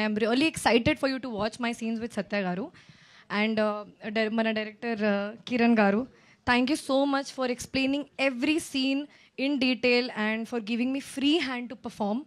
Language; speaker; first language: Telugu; non-native, local second language; Hindi